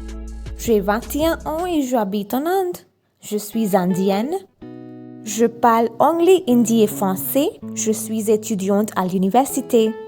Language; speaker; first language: French; non-native, fluent; Hindi